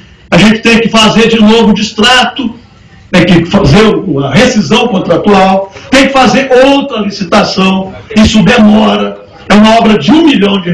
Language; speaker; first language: Portuguese; native; Portuguese